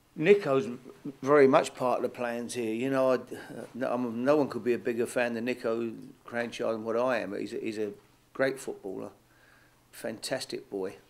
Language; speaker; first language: English; native; English